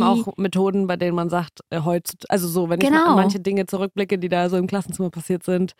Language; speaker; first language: German; early bilingual, other home language; Russian